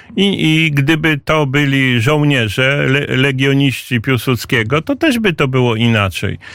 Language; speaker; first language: Polish; native; Polish